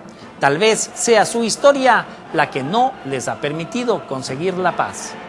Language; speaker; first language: Spanish; native; Spanish